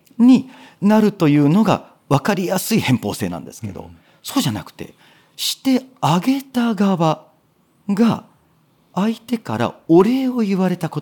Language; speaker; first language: Japanese; native; Japanese